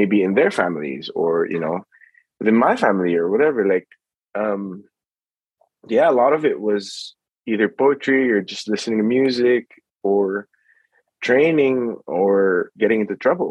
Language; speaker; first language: English; non-native, local second language; Filipino